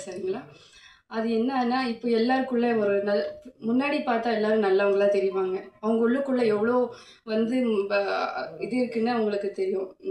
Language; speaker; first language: Tamil; non-native, fluent; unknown